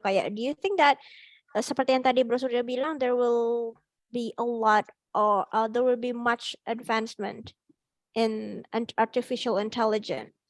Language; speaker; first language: English; non-native, fluent; Indonesian